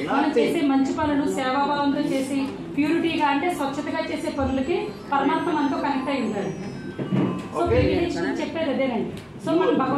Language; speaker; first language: Telugu; native; Telugu